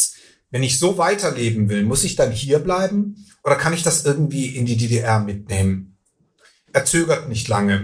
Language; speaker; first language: German; native; German